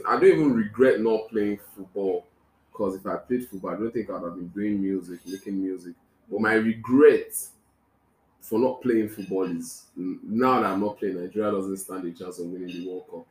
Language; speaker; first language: English; non-native, local second language; Igbo